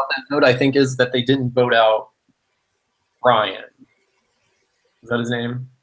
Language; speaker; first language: English; native; English